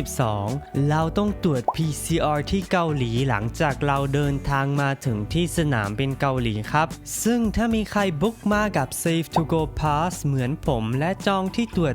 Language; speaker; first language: Thai; non-native, fluent; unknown